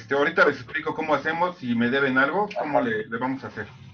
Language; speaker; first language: Spanish; native; Spanish